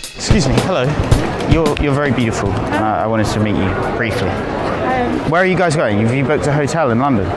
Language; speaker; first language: English; native; English